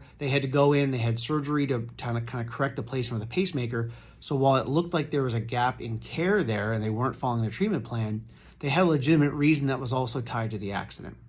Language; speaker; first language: English; native; English